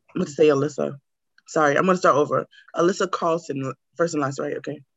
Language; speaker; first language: English; native; English